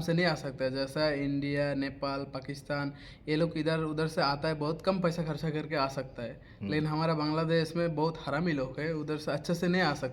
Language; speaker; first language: Hindi; non-native, fluent; Bangla